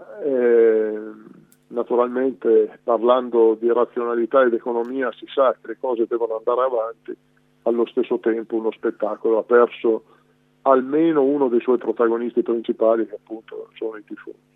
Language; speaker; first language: Italian; native; Italian